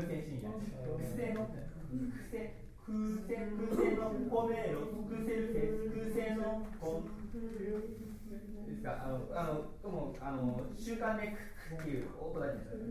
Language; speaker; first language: Japanese; native; Japanese